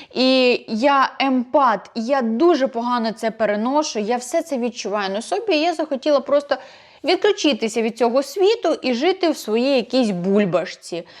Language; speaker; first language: Ukrainian; non-native, local second language; Russian